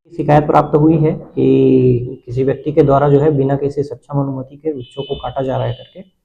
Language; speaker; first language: Hindi; native; Hindi